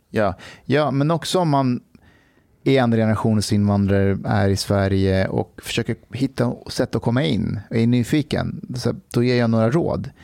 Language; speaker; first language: Swedish; early bilingual, other home language; Persian